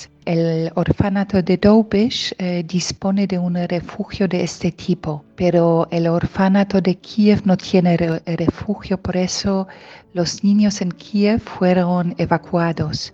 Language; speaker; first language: Spanish; non-native, fluent; Polish